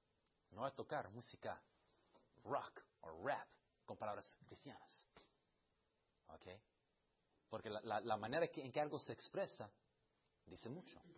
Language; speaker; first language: Spanish; early bilingual, heritage; Spanish